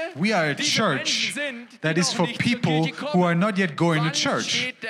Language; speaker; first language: English; non-native, fluent; German